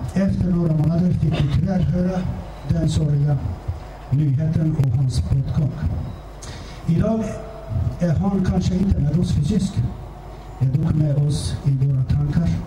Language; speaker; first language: Swedish; non-native, fluent; Turkish